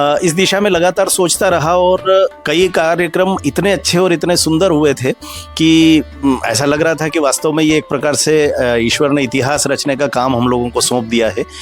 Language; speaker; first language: Hindi; native; Hindi